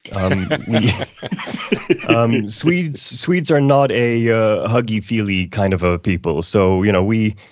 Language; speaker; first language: English; non-native, fluent; Icelandic